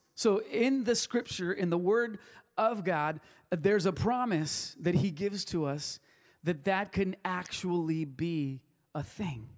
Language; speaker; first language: English; early bilingual, other home language; Spanish